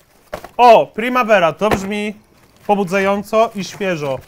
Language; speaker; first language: Polish; native; Polish